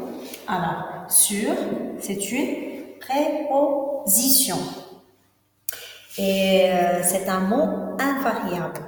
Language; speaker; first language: French; non-native, local second language; Arabic